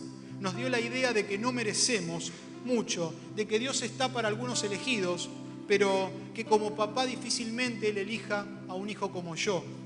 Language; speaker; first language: Spanish; native; Spanish